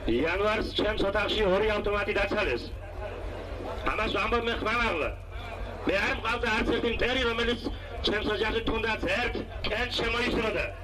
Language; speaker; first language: Georgian; non-native, local second language; Mingrelian